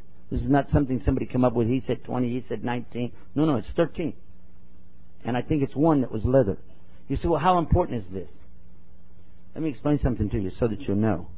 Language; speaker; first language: English; native; English